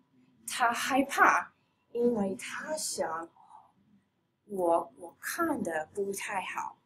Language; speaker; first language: Chinese; non-native, fluent; English